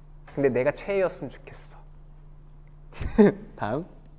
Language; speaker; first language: Korean; native; Korean